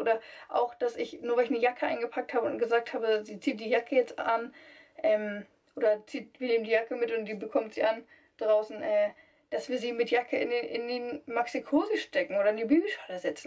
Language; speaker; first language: German; native; German